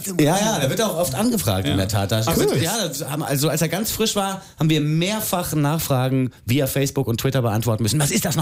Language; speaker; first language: German; native; German